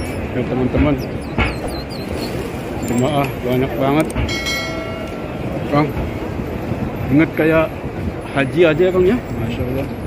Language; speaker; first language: Indonesian; non-native, local second language; Javanese